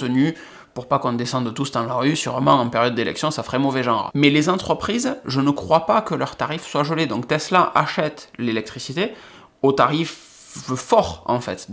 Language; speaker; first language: French; native; French